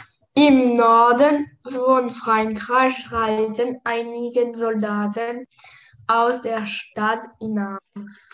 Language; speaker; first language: German; non-native, learner; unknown